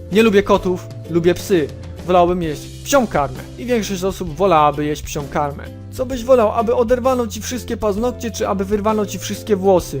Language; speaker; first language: Polish; native; Polish